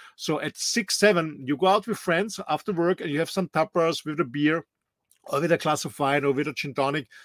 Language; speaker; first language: English; non-native, fluent; German